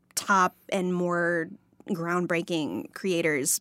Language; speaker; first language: English; native; English